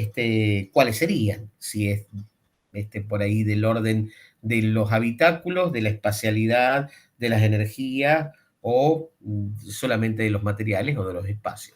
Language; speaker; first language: Spanish; native; Spanish